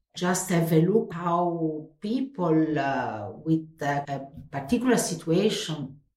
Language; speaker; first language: English; non-native, fluent; Italian